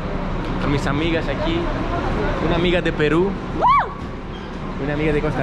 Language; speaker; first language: Spanish; non-native, learner; Greek